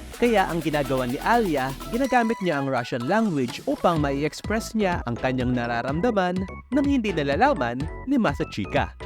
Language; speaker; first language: Filipino; native; Filipino